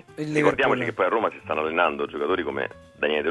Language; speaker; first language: Italian; native; Italian